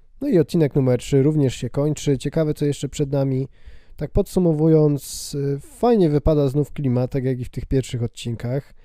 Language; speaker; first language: Polish; native; Polish